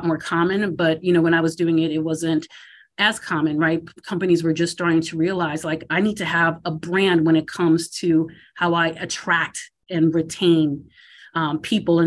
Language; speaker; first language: English; native; English